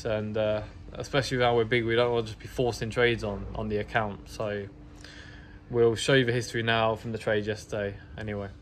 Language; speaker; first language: English; native; English